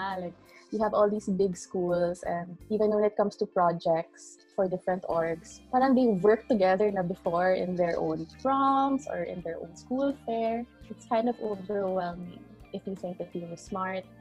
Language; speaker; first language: English; non-native, local second language; Cebuano